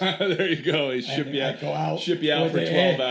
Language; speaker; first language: English; native; English